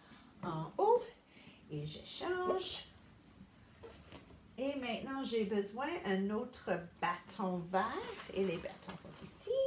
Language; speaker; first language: French; non-native, learner; English